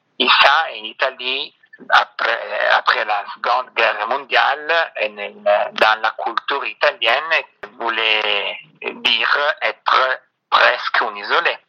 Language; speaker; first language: French; non-native, fluent; Italian